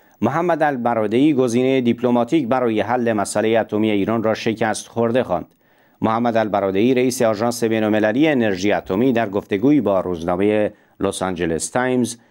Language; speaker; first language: Persian; non-native, local second language; Central Kurdish